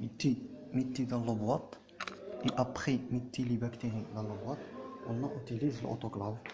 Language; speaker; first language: French; non-native, learner; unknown